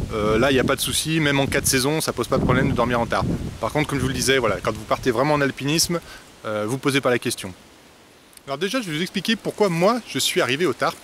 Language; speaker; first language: French; native; French